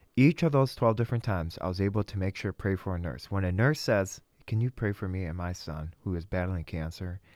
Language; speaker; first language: English; early bilingual, other home language; Russian